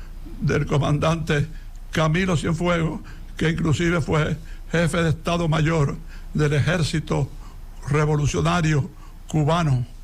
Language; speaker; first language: Spanish; native; Spanish